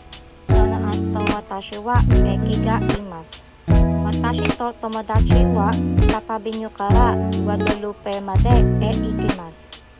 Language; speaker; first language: Japanese; non-native, learner; Filipino